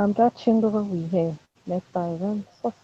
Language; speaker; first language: Korean; non-native, learner; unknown